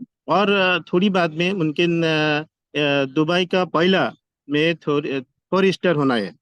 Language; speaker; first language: Hindi; non-native, learner; Bangla